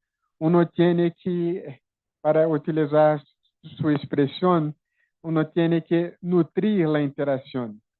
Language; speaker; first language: Spanish; non-native, fluent; Portuguese